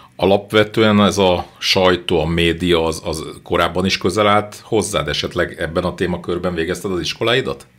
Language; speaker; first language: Hungarian; native; Hungarian